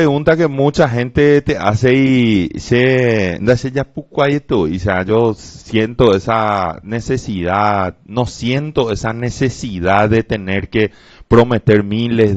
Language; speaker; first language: Spanish; native; Spanish